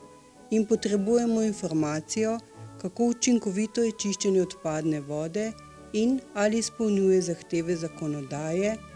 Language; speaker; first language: Slovenian; native; Slovenian